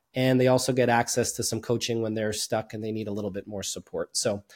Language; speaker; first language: English; native; English